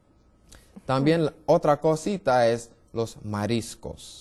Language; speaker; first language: Spanish; non-native, learner; English